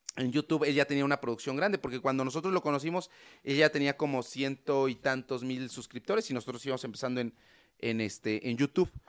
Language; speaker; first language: Spanish; native; Spanish